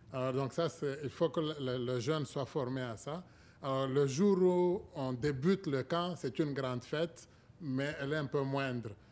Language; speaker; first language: French; non-native, local second language; Swahili